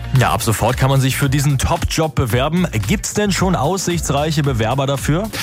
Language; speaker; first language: German; native; German